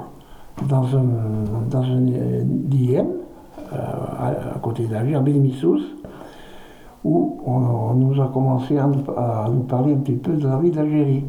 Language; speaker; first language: French; native; French